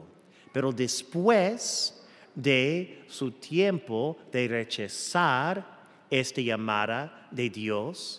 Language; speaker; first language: Spanish; non-native, fluent; English